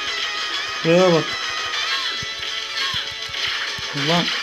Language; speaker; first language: Turkish; native; Turkish